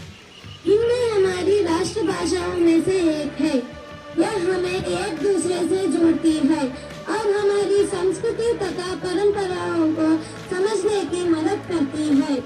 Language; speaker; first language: Hindi; non-native, local second language; Telugu